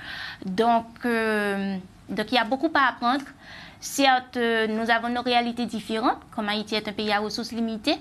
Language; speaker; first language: French; non-native, local second language; Haitian Creole